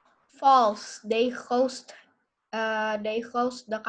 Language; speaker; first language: English; non-native, learner; Indonesian